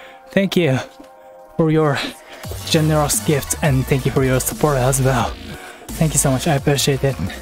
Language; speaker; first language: English; non-native, learner; Japanese